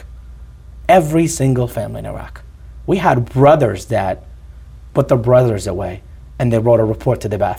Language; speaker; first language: English; non-native, fluent; Arabic